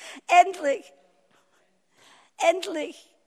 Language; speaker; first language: German; non-native, fluent; English